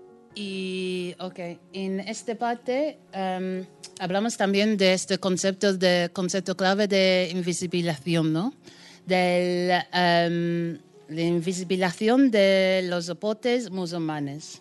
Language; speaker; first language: Spanish; non-native, fluent; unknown